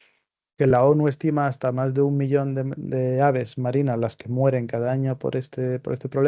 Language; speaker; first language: Spanish; native; Spanish